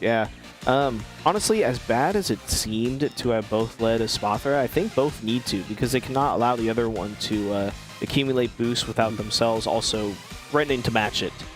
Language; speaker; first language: English; native; English